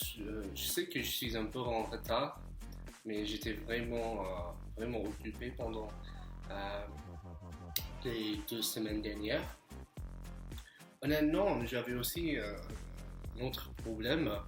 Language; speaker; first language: French; non-native, fluent; English